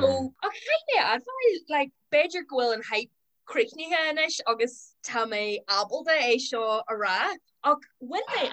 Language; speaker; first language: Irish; non-native, local second language; English